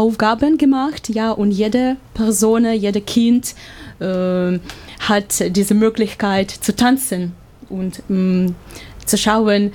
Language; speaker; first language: German; non-native, learner; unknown